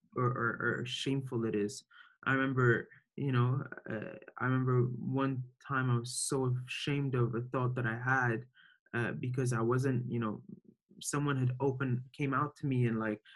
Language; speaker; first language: English; early bilingual, other home language; Arabic